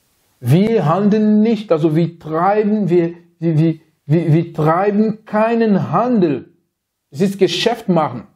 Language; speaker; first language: German; non-native, fluent; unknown